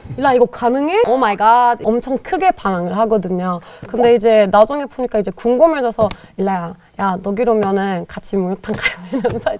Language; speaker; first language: Korean; non-native, fluent; German